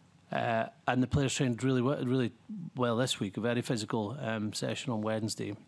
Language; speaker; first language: English; native; English